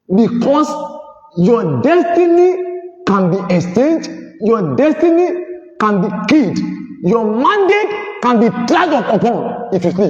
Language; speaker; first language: English; non-native, local second language; Yoruba